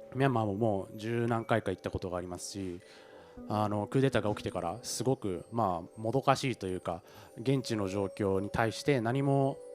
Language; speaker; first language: Japanese; native; Japanese